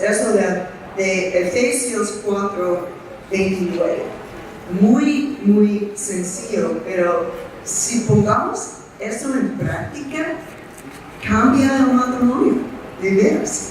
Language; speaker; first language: Spanish; non-native, fluent; English